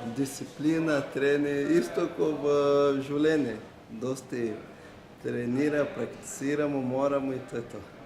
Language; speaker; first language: Slovenian; non-native, learner; Portuguese